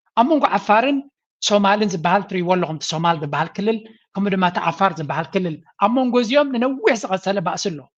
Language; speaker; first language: Tigrinya; native; Tigrinya